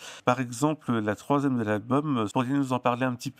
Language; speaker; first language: French; native; French